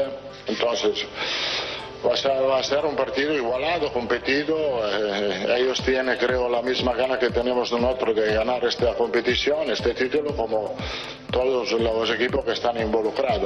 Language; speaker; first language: Spanish; non-native, fluent; Italian